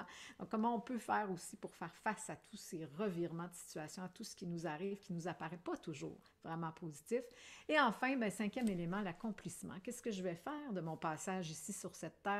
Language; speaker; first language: French; native; French